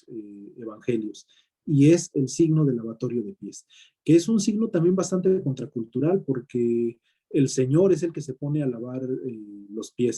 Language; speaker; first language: Spanish; native; Spanish